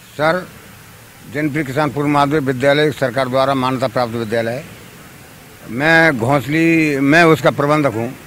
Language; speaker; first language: Hindi; native; Hindi